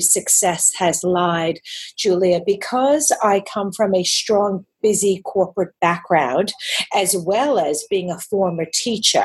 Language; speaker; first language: English; native; English